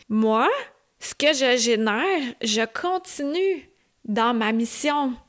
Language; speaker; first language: French; native; French